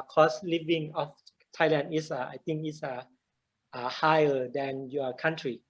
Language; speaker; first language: English; non-native, learner; Thai